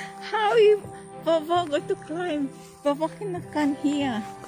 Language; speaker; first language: English; non-native, learner; Portuguese